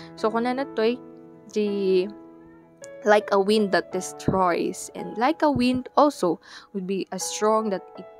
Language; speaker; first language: English; non-native, local second language; Iloko